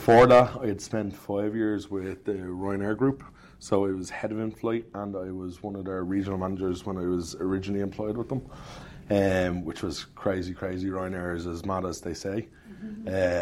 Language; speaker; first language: English; native; English